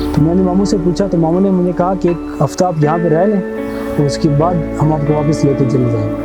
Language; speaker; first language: Urdu; non-native, local second language; Pahari-Potwari